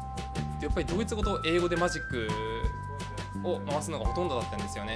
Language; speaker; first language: Japanese; early bilingual, heritage; Japanese